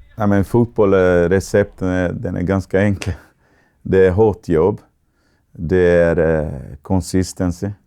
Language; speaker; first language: Swedish; non-native, fluent; Portuguese